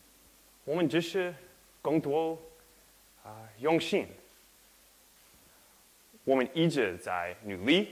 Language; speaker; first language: Chinese; non-native, learner; English